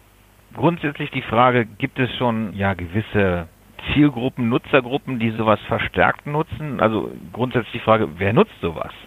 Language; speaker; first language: German; native; German